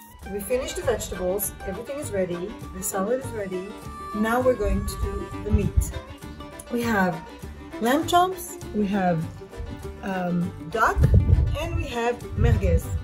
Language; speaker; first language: English; non-native, fluent; French